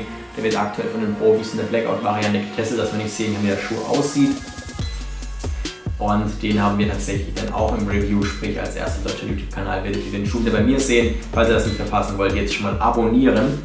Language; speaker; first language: German; native; German